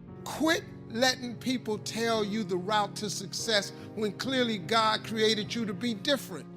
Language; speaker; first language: English; native; English